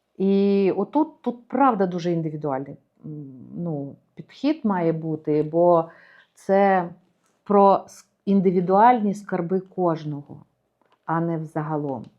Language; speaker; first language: Ukrainian; native; Ukrainian